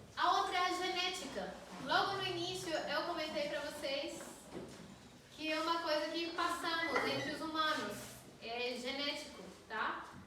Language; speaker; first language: Portuguese; non-native, fluent; Spanish